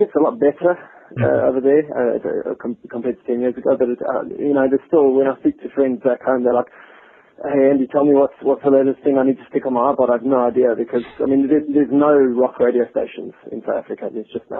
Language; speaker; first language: English; native; English